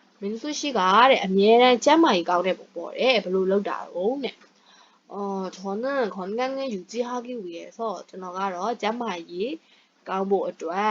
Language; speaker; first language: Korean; non-native, fluent; Burmese